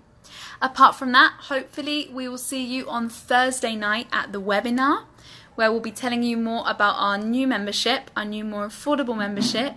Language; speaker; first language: English; native; English